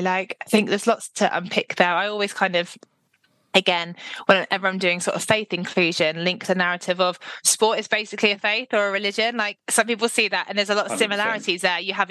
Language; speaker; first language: English; native; English